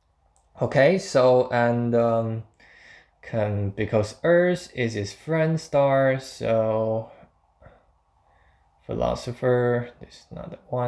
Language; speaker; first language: English; non-native, fluent; Chinese